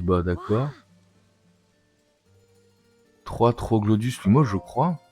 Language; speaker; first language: French; native; French